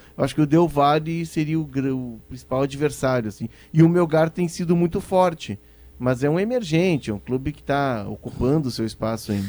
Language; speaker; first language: Portuguese; native; Portuguese